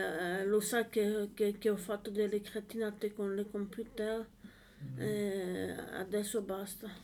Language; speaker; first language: Italian; non-native, learner; French